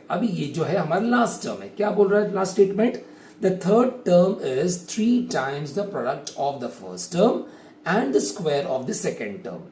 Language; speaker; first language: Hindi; native; Hindi